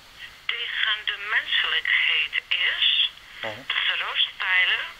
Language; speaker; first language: Dutch; non-native, learner; Serbian